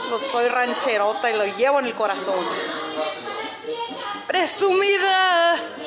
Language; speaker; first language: Spanish; early bilingual, heritage; Spanish